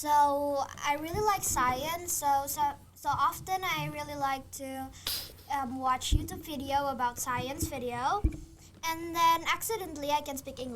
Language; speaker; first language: English; non-native, fluent; Indonesian